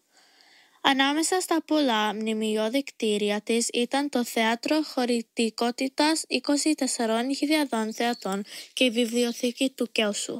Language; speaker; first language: Greek; early bilingual, heritage; Greek